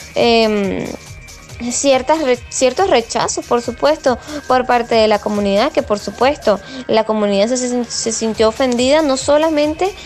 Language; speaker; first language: Spanish; native; Spanish